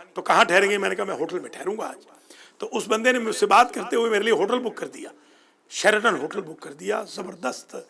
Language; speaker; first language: Urdu; non-native, local second language; Punjabi